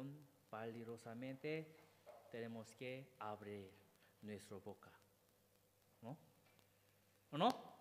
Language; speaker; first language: Spanish; non-native, learner; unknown